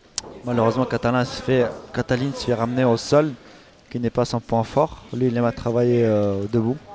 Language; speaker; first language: French; native; French